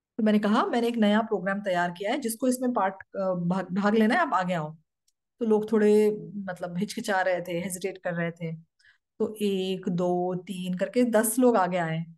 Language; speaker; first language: Hindi; non-native, fluent; Korean